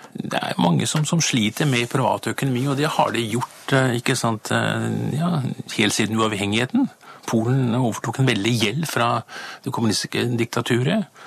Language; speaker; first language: Norwegian; native; Norwegian